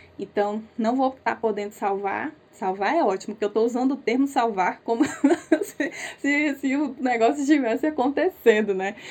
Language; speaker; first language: Portuguese; native; Portuguese